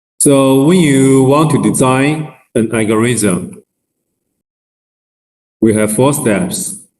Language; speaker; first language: English; non-native, learner; Chinese